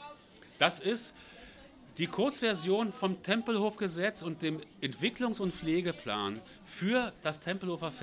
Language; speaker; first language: German; native; German